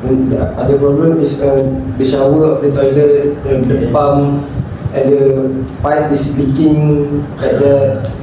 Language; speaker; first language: English; non-native, learner; Malay